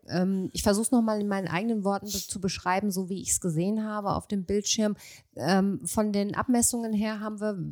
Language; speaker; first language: German; native; German